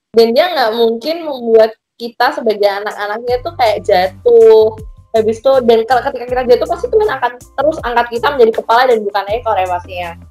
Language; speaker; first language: Indonesian; native; Indonesian